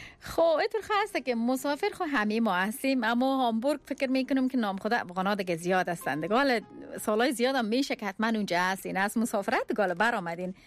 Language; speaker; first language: Persian; native; Persian